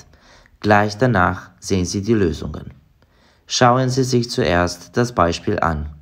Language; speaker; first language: German; non-native, fluent; Serbian